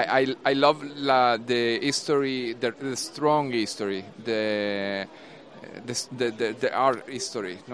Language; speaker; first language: English; non-native, learner; Italian